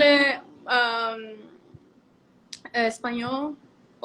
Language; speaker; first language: French; non-native, learner; Spanish